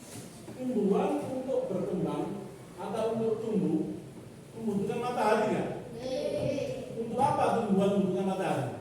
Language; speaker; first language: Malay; non-native, local second language; Javanese